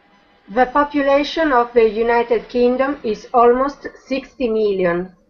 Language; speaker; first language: English; non-native, learner; Italian